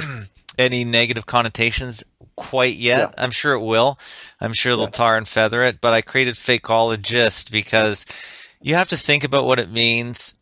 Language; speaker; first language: English; native; English